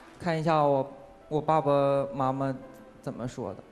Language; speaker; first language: Chinese; native; Chinese